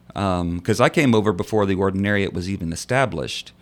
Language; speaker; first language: English; native; English